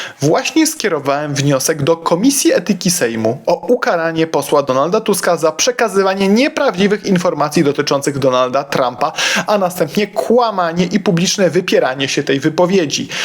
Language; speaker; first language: Polish; native; Polish